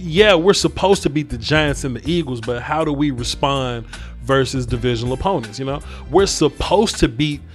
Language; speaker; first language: English; native; English